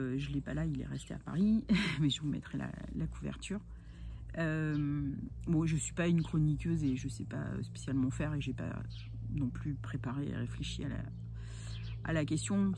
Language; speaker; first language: French; native; French